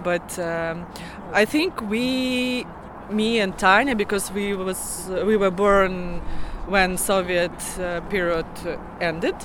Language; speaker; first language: English; non-native, learner; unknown